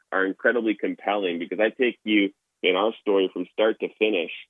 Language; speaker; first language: English; native; English